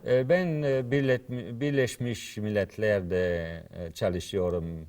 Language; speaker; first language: Turkish; non-native, learner; English